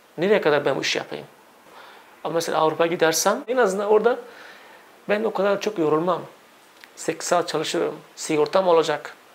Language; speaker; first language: Turkish; non-native, fluent; Uzbek